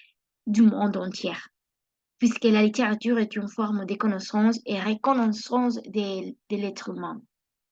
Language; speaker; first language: French; non-native, learner; Spanish